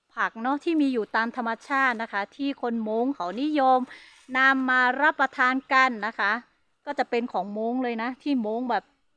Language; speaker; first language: Thai; non-native, local second language; Hmong